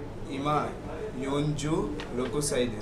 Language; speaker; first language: Japanese; non-native, learner; Bangla